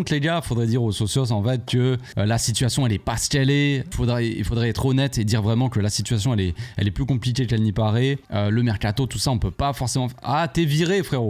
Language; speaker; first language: French; native; French